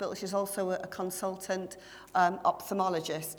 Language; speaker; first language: English; native; English